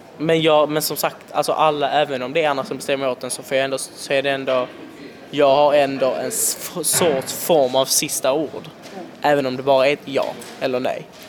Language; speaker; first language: Swedish; native; Swedish